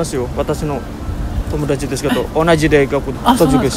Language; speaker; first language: Japanese; non-native, learner; Indonesian